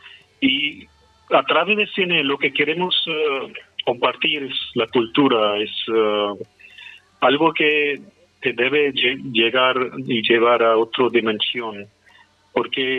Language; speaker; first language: Spanish; non-native, fluent; Hindi